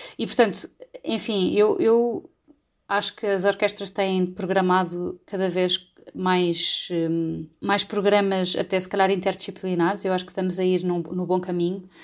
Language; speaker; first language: Portuguese; native; Portuguese